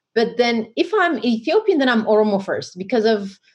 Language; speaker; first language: English; non-native, fluent; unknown